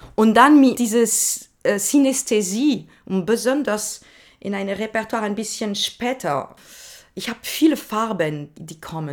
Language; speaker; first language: German; non-native, learner; French